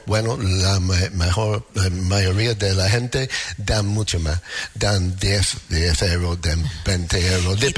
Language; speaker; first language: Spanish; non-native, fluent; English